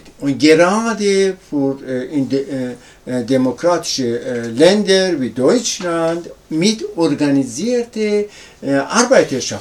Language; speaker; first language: German; non-native, learner; Persian